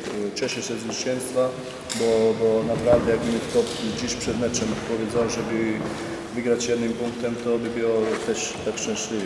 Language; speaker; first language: Polish; non-native, fluent; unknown